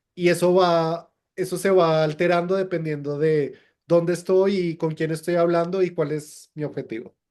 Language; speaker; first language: Spanish; native; Spanish